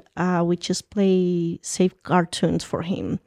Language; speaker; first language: English; early bilingual, other home language; Spanish